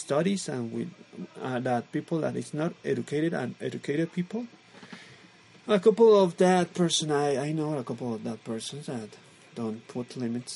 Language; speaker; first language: English; non-native, learner; Spanish